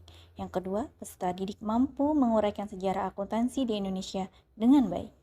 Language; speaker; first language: Indonesian; native; Indonesian